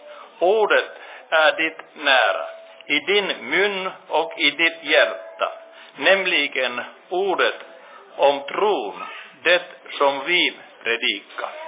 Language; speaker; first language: Swedish; non-native, local second language; Finnish